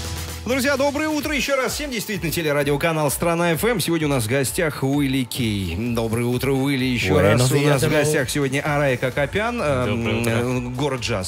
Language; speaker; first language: Russian; native; Russian